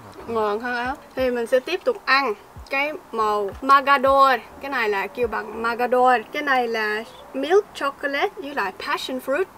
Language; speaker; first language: Vietnamese; early bilingual, heritage; Vietnamese